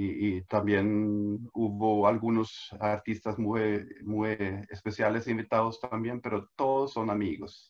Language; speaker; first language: Spanish; non-native, fluent; Swedish